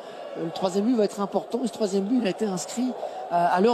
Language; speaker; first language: French; native; French